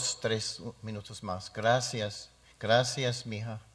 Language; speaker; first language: Spanish; non-native, learner; English